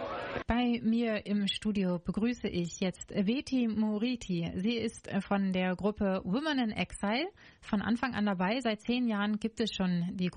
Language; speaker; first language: German; native; German